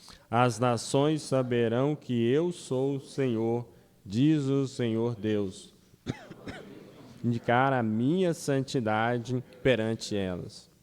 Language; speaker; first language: Portuguese; native; Portuguese